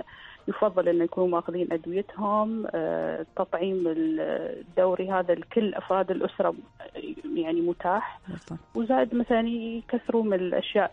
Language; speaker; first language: Arabic; native; Arabic